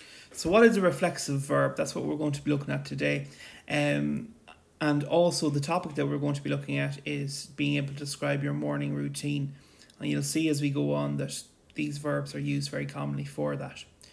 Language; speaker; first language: English; native; English